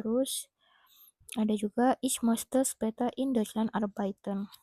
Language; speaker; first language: German; non-native, fluent; Indonesian